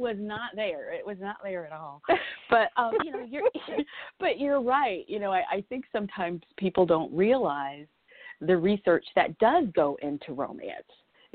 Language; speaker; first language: English; native; English